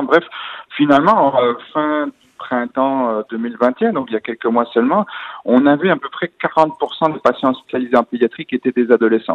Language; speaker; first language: French; native; French